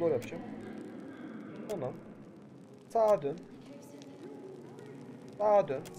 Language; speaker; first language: Turkish; native; Turkish